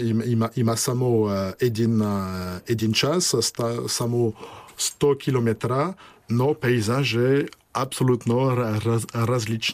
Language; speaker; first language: Bulgarian; non-native, learner; French